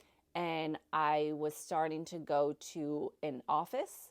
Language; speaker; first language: English; native; English